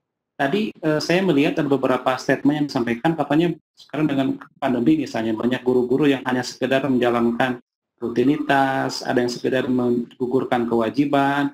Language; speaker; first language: Indonesian; native; Indonesian